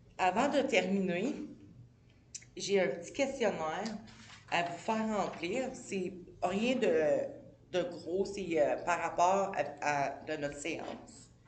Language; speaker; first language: French; native; French